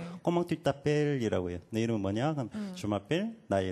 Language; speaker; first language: Korean; native; Korean